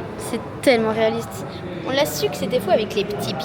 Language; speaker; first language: French; native; French